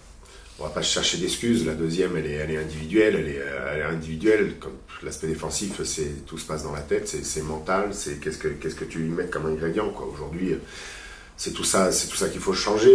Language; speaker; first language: French; native; French